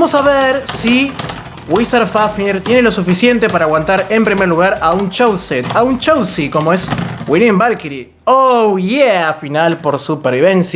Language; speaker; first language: Spanish; native; Spanish